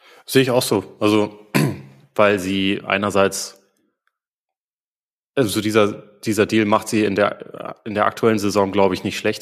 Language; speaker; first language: German; native; German